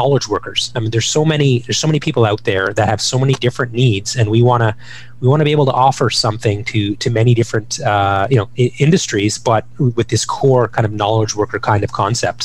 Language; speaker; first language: English; native; English